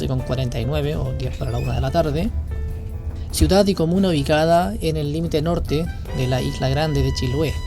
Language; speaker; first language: Spanish; native; Spanish